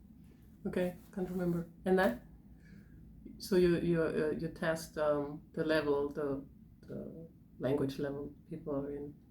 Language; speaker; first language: English; non-native, fluent; German